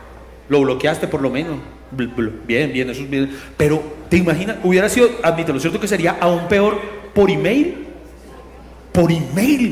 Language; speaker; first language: Spanish; native; Spanish